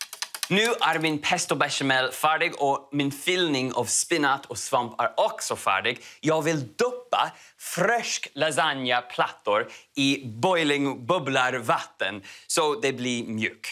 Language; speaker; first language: Swedish; non-native, learner; English